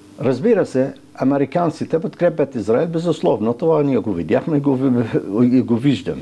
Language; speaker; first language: Bulgarian; non-native, fluent; Arabic